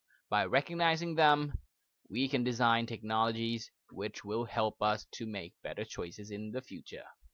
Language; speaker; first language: English; non-native, fluent; Thai